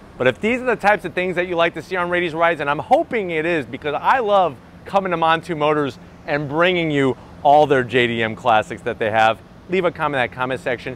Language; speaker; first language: English; native; English